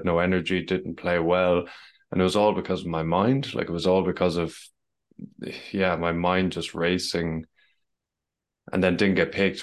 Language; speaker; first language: English; native; English